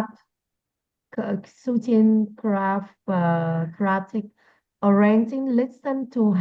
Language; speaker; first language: English; non-native, learner; Vietnamese